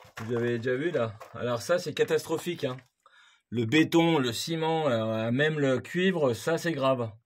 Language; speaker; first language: French; native; French